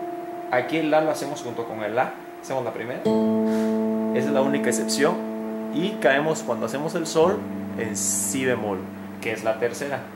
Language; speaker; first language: Spanish; native; Spanish